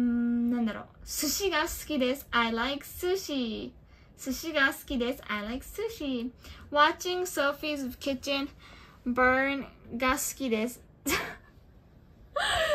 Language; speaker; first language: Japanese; early bilingual, heritage; Japanese